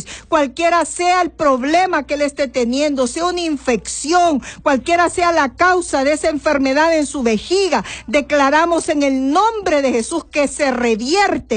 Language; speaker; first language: Spanish; native; Spanish